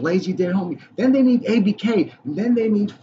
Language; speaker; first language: English; native; English